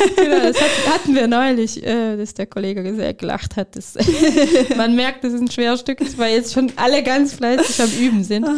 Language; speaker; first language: German; non-native, fluent; Hungarian